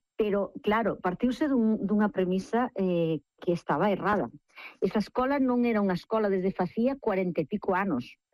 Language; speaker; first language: Galician; native; Galician